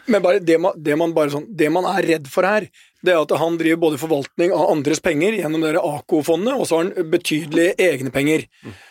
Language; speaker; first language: Norwegian; native; Norwegian